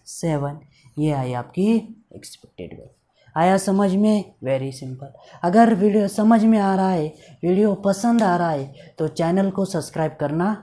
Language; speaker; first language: Hindi; non-native, local second language; Marathi